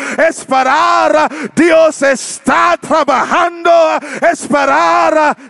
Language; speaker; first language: Spanish; non-native, learner; English